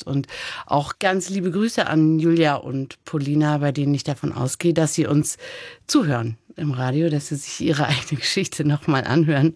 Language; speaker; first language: German; native; German